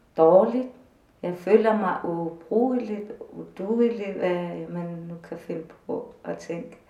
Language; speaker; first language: Danish; non-native, local second language; Kalaallisut